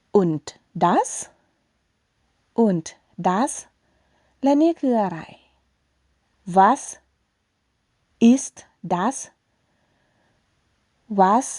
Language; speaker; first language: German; non-native, fluent; Thai